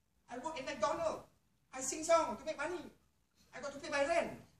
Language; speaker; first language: English; non-native, local second language; Malay